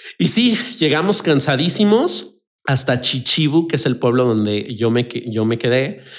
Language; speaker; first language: Spanish; native; Spanish